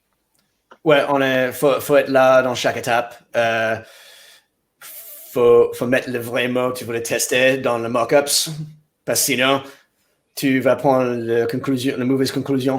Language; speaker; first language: French; non-native, fluent; English